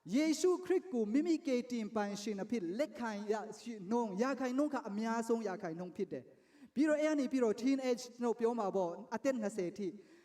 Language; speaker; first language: Burmese; non-native, local second language; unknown